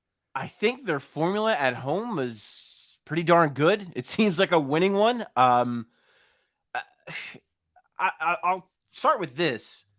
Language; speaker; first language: English; native; English